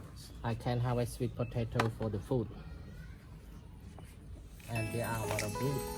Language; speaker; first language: English; non-native, learner; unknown